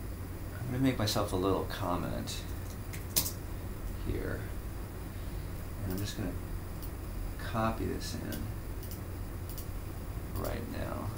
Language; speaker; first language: English; native; English